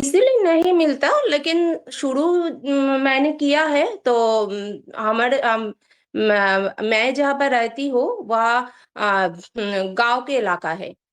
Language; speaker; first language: Hindi; non-native, local second language; Bangla